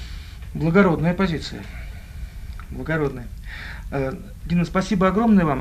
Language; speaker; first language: Russian; native; Russian